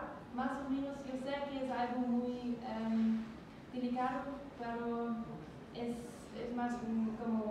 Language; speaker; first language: Spanish; non-native, learner; German